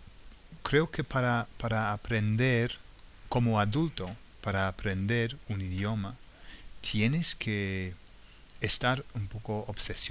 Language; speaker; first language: Spanish; non-native, fluent; English